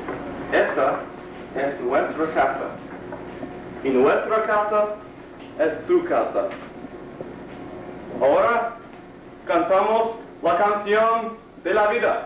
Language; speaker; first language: Spanish; non-native, learner; English